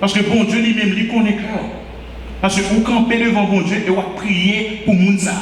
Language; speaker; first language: French; non-native, local second language; Haitian Creole